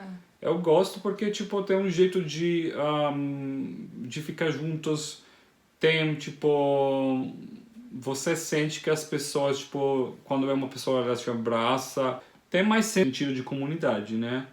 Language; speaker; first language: Portuguese; non-native, fluent; Italian